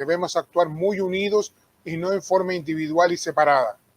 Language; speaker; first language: Spanish; native; Spanish